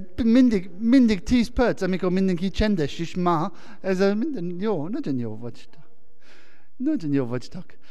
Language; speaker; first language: Hungarian; non-native, learner; English